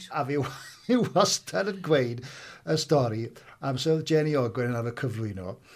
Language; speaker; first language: Welsh; native; Welsh